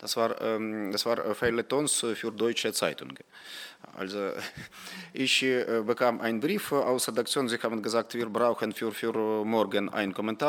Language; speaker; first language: German; non-native, fluent; Ukrainian